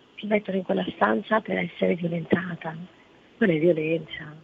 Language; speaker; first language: Italian; native; Italian